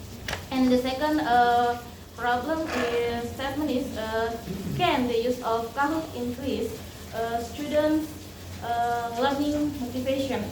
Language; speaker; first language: English; non-native, learner; Indonesian